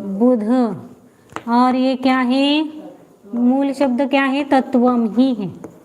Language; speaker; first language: Hindi; non-native, local second language; Marathi